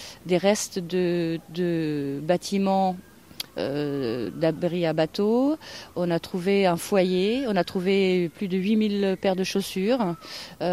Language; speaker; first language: French; non-native, fluent; Norwegian